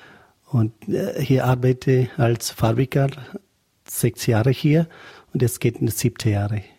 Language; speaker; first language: German; non-native, learner; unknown